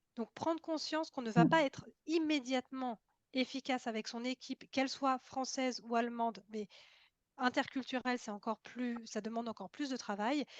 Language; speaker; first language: French; native; French